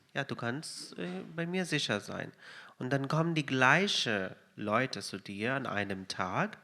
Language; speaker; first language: German; non-native, fluent; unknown